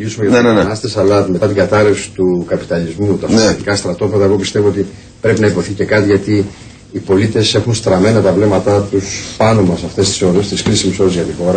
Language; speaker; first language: Greek; native; Greek